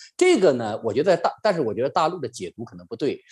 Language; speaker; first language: Chinese; native; Chinese